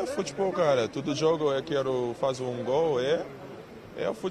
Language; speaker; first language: Portuguese; non-native, learner; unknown